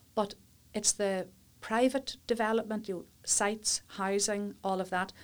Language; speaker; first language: English; native; English